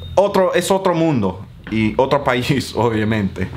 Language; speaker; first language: Spanish; non-native, fluent; English